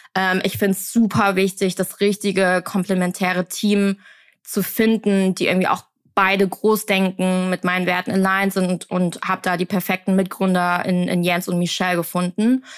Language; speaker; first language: German; early bilingual, other home language; Vietnamese